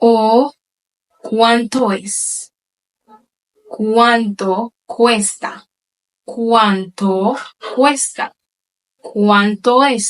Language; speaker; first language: Spanish; non-native, fluent; Haitian Creole